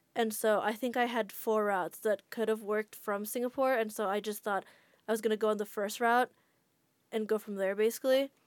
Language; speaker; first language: English; non-native, fluent; Indonesian